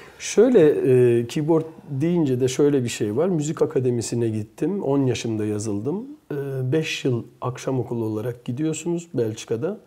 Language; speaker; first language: Turkish; early bilingual, heritage; Turkish